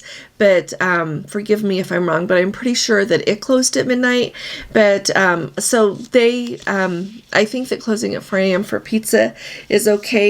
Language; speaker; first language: English; native; English